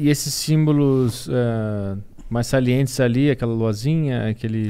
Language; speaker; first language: Portuguese; native; Portuguese